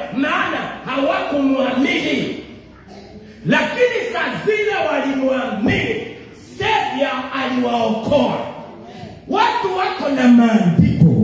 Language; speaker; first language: Swahili; non-native, local second language; Luyia